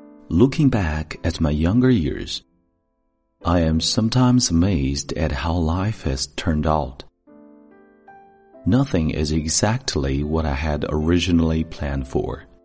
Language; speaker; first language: English; non-native, fluent; Chinese